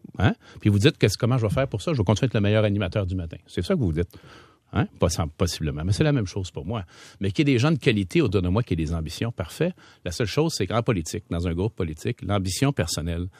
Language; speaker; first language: French; native; French